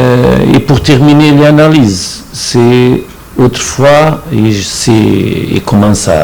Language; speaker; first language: French; non-native, fluent; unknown